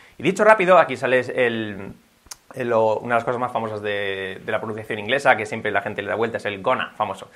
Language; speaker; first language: Spanish; native; Spanish